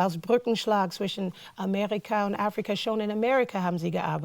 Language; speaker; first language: German; non-native, fluent; English